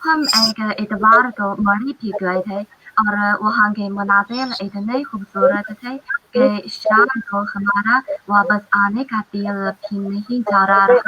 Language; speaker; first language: Hindi; non-native, fluent; Chinese